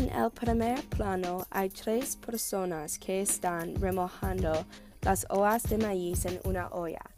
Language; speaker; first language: Spanish; non-native, learner; English